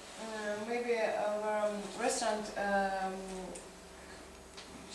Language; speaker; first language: English; non-native, learner; Russian